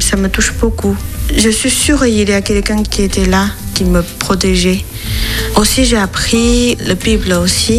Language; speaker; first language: French; non-native, learner; Chinese